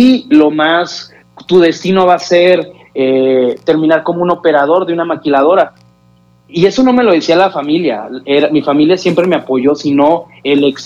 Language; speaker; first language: Spanish; native; Spanish